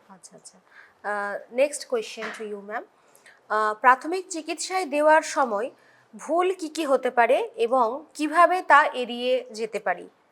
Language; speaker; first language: Bangla; native; Bangla